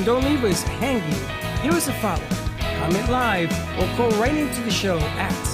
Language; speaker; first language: English; native; English